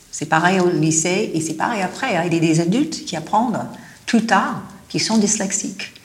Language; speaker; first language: French; non-native, fluent; English